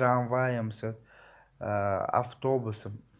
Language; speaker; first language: Russian; non-native, learner; Tajik